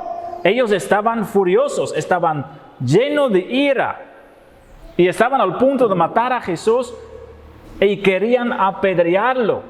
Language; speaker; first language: Spanish; non-native, fluent; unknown